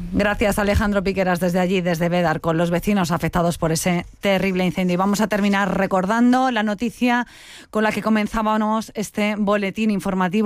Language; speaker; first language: Spanish; native; Spanish